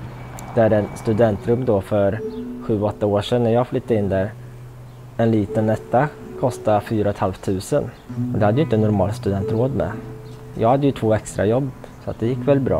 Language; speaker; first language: Swedish; native; Swedish